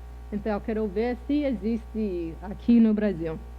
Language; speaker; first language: Portuguese; non-native, fluent; English